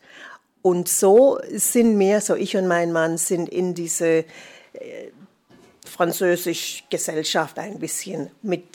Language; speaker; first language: German; non-native, fluent; English